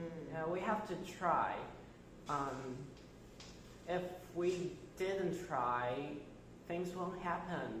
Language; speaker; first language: English; non-native, fluent; Chinese